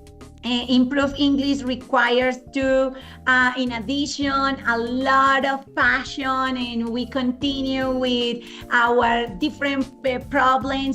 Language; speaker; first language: English; non-native, fluent; Spanish